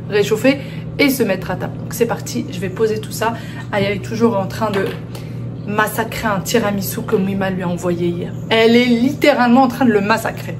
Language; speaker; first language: French; early bilingual, other home language; Arabic